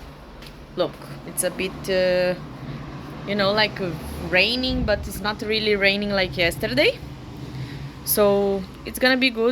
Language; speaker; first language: English; non-native, learner; Portuguese